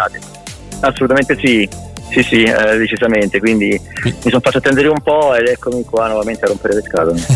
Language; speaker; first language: Italian; native; Italian